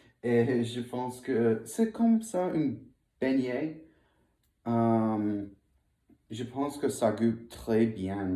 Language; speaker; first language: French; non-native, learner; English